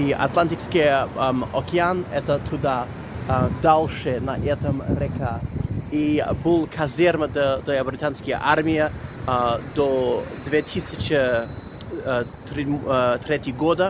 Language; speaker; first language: Russian; non-native, learner; English